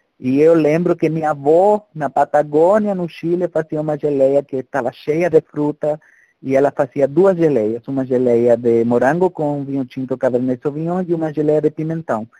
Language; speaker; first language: Portuguese; non-native, fluent; Spanish